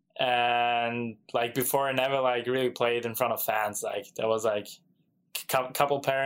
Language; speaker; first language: English; non-native, fluent; German